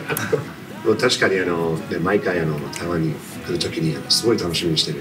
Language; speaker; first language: Japanese; non-native, fluent; English